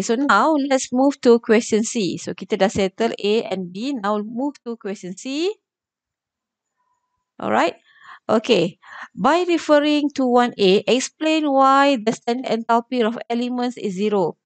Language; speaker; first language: English; non-native, local second language; Malay